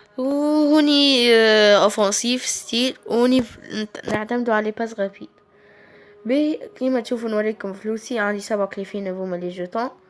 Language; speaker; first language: Arabic; native; Arabic